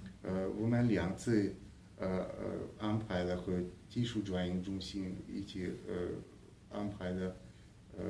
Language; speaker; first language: Chinese; non-native, fluent; Hungarian